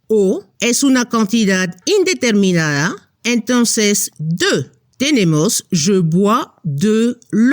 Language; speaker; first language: Spanish; non-native, fluent; French